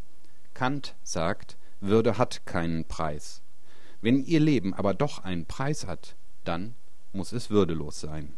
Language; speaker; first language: German; native; German